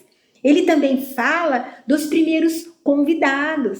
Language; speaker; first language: Portuguese; native; Portuguese